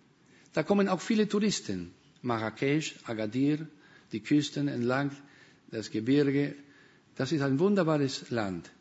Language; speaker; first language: German; non-native, fluent; Spanish